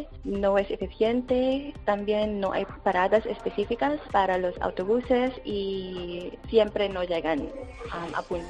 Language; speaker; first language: Spanish; non-native, fluent; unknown